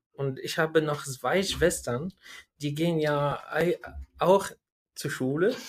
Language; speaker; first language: German; non-native, learner; Arabic